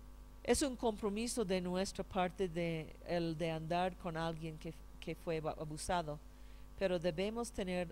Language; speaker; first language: Spanish; non-native, fluent; English